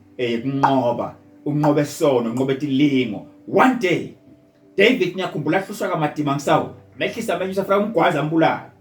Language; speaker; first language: Zulu; non-native, local second language; Swati